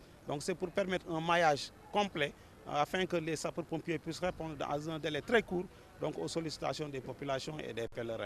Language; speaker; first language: French; non-native, local second language; Wolof